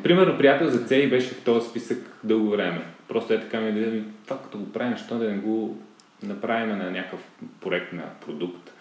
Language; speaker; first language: Bulgarian; native; Bulgarian